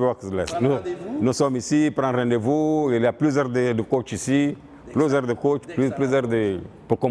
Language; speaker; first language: French; non-native, fluent; Portuguese